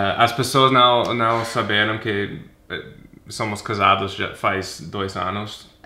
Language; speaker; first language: Portuguese; non-native, fluent; English